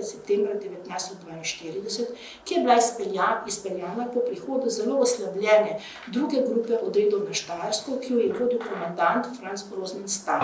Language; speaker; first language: Slovenian; native; Slovenian